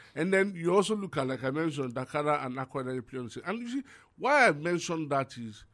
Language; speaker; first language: English; non-native, local second language; Yoruba